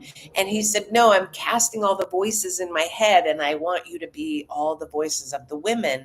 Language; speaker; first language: English; native; English